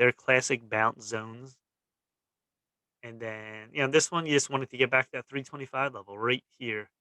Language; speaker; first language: English; native; English